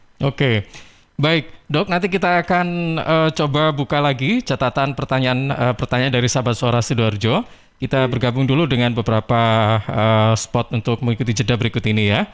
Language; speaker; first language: Indonesian; native; Indonesian